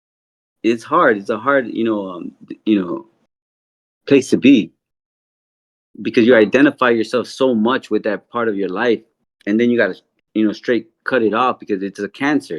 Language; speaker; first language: English; native; English